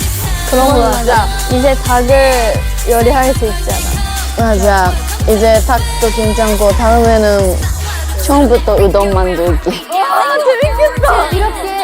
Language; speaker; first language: Korean; non-native, fluent; Japanese